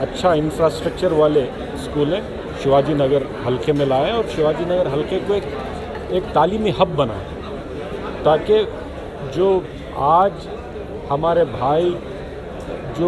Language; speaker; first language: Urdu; native; Urdu